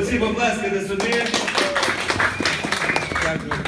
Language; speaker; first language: Ukrainian; native; Ukrainian